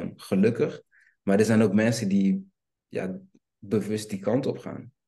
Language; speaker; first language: Dutch; early bilingual, other home language; Kinyarwanda